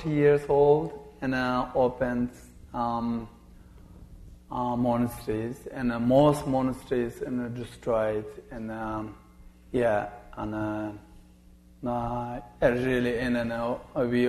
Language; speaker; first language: English; non-native, learner; Chinese